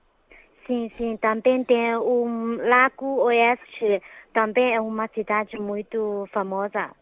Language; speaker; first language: Portuguese; non-native, fluent; Chinese